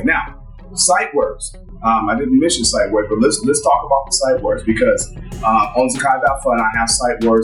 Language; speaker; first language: English; native; English